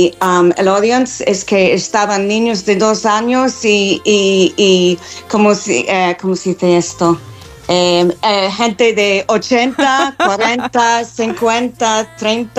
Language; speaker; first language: Spanish; non-native, learner; English